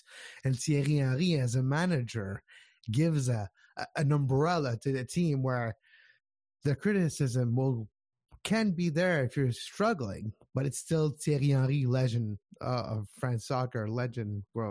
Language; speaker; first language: English; native; English